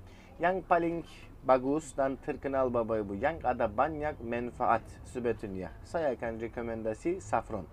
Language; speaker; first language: Indonesian; non-native, fluent; Turkish